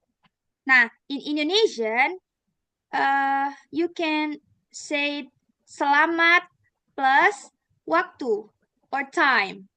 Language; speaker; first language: English; non-native, learner; Indonesian